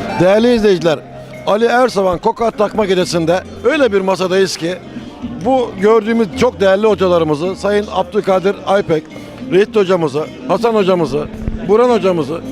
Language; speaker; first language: Turkish; native; Turkish